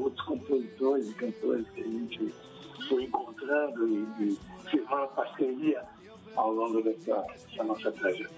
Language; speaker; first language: Portuguese; native; Portuguese